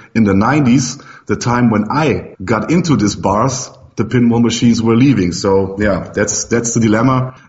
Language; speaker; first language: English; non-native, fluent; German